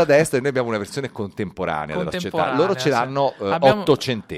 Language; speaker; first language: Italian; native; Italian